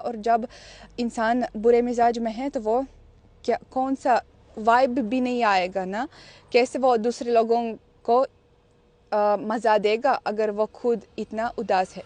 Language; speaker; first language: Hindi; non-native, fluent; Russian